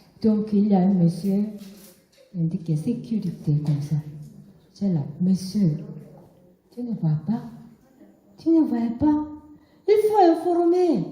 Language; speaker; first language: French; non-native, learner; Korean